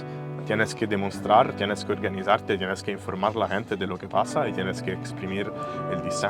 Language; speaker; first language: Spanish; non-native, fluent; Italian